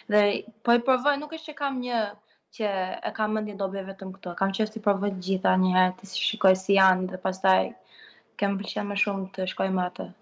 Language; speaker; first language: Albanian; early bilingual, other home language; English